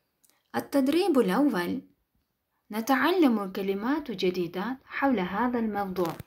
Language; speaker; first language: Arabic; non-native, fluent; Kyrgyz